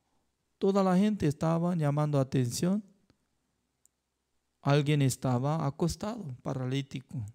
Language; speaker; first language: Spanish; non-native, fluent; Korean